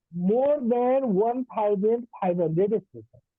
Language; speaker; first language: English; non-native, local second language; Nepali